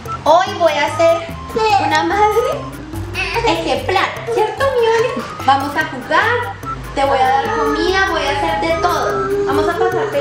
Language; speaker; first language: Spanish; native; Spanish